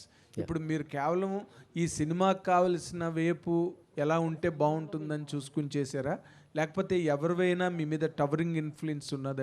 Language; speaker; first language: Telugu; native; Telugu